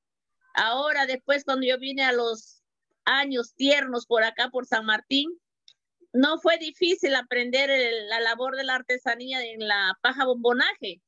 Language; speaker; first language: Spanish; native; Spanish